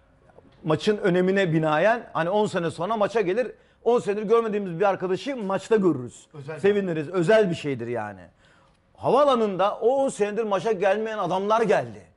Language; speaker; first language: Turkish; native; Turkish